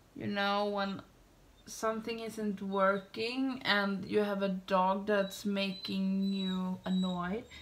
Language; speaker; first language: English; non-native, fluent; Swedish